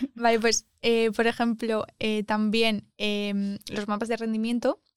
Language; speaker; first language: Spanish; native; Spanish